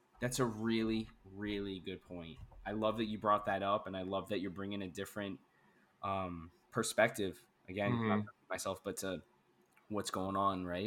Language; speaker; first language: English; native; English